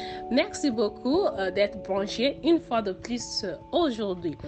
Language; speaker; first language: French; non-native, fluent; Yoruba